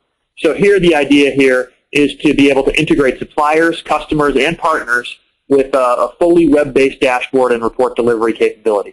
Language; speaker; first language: English; native; English